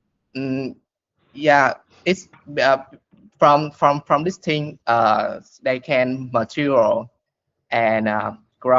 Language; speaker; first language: English; non-native, learner; Vietnamese